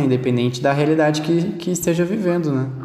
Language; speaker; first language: Portuguese; native; Portuguese